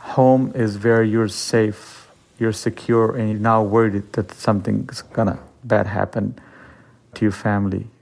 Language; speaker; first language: English; non-native, fluent; Persian